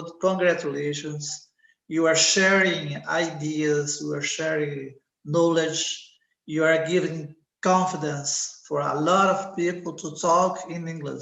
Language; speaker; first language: English; non-native, learner; Portuguese